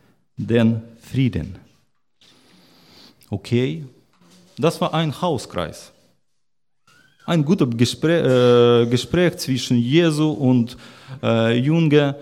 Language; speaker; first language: German; non-native, learner; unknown